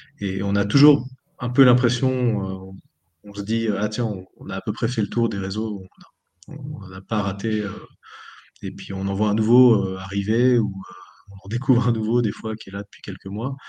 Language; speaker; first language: French; native; French